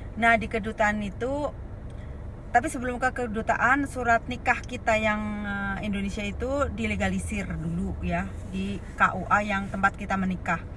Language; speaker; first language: Indonesian; native; Indonesian